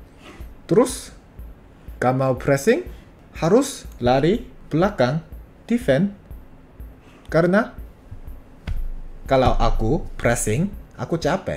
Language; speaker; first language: Indonesian; non-native, fluent; Korean